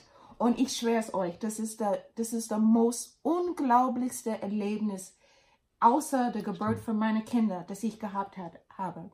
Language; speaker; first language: German; non-native, learner; English